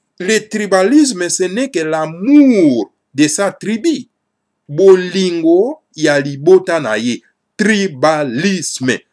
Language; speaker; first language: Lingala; native; Lingala